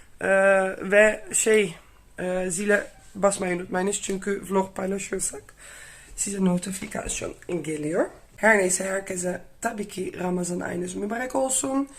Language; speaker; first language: Turkish; non-native, learner; Dutch